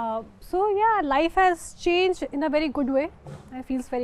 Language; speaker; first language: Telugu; non-native, fluent; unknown